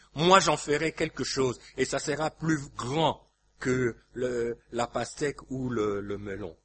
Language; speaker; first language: French; non-native, local second language; Lingala